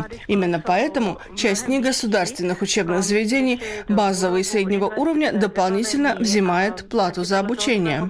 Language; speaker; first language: Russian; native; Russian